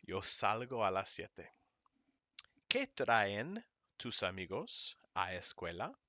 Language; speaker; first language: Spanish; non-native, fluent; English